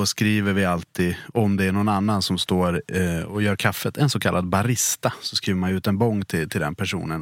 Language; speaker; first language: Swedish; native; Swedish